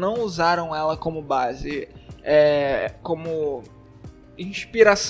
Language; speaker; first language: Portuguese; native; Portuguese